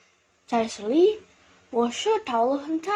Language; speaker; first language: Chinese; non-native, learner; Indonesian